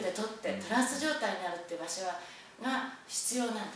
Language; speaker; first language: Japanese; native; Japanese